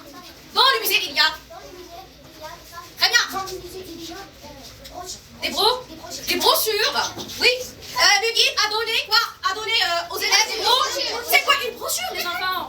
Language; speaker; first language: French; non-native, local second language; Arabic